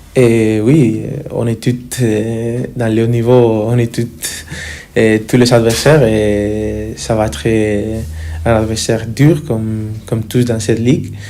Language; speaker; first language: French; non-native, fluent; Spanish